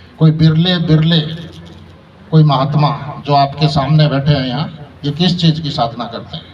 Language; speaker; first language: Hindi; native; Hindi